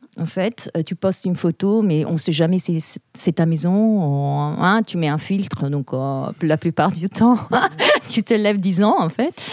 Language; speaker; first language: French; non-native, fluent; Italian